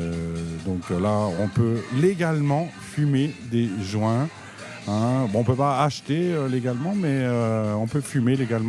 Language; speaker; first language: French; native; French